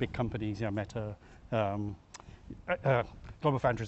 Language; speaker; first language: English; native; English